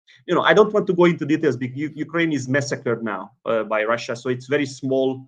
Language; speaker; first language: English; non-native, fluent; Hungarian